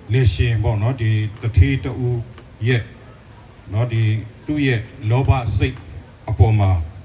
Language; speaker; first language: Burmese; non-native, local second language; Tedim Chin